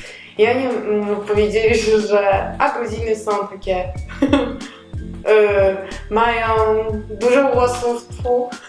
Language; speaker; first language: Polish; non-native, learner; Georgian